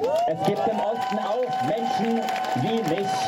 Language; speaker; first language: German; native; German